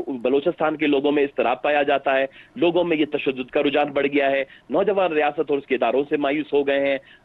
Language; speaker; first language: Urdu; non-native, local second language; Baluchi